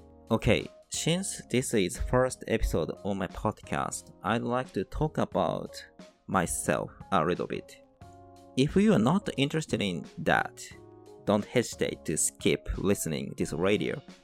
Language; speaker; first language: English; non-native, fluent; Japanese